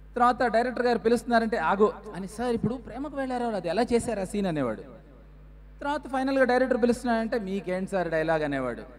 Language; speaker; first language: Telugu; native; Telugu